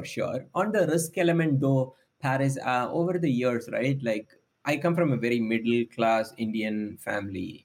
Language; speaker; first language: English; non-native, local second language; Malayalam